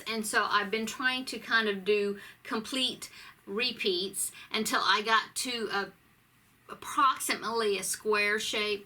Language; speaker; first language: English; native; English